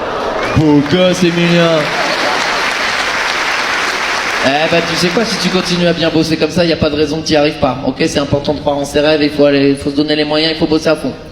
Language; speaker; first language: French; native; French